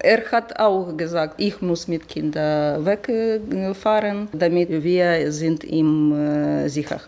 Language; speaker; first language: German; non-native, learner; Ukrainian